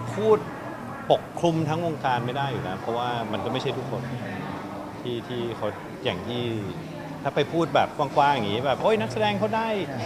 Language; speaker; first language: Thai; non-native, local second language; English